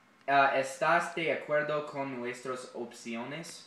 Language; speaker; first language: Spanish; non-native, learner; English